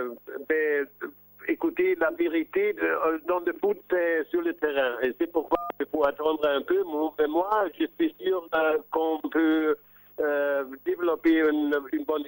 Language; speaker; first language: French; non-native, fluent; German